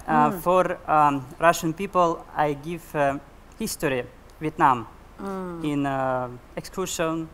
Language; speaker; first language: English; non-native, learner; Russian